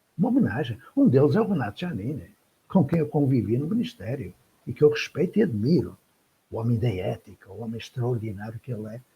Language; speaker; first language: Portuguese; native; Portuguese